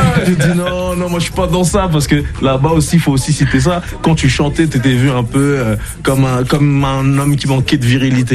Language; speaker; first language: French; early bilingual, other home language; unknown